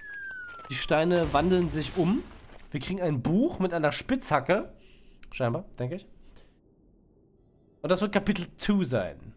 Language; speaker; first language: German; native; German